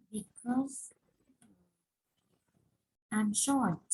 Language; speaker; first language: English; non-native, learner; Vietnamese